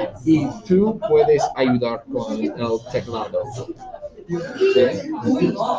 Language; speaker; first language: Spanish; non-native, fluent; English